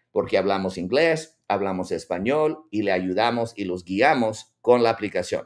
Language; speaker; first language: Spanish; early bilingual, heritage; Spanish